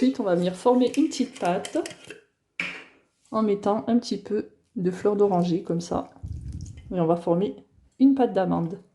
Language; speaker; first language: French; native; French